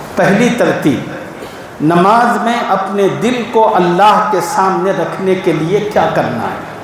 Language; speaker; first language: Urdu; native; Urdu